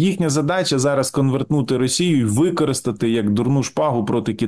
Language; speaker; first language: Ukrainian; native; Ukrainian